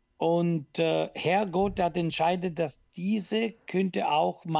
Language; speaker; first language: German; non-native, local second language; Italian